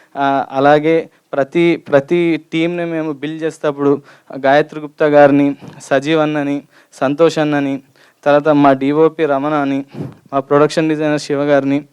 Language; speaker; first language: Telugu; native; Telugu